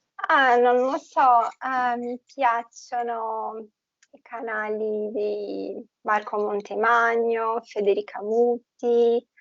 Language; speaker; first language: Italian; non-native, fluent; Portuguese